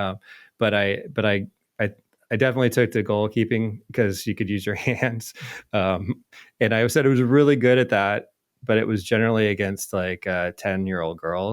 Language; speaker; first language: English; native; English